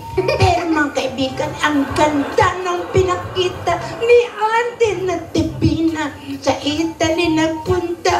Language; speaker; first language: Filipino; native; Filipino